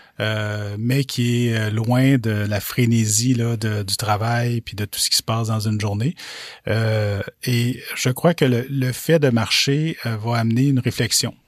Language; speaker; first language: French; native; French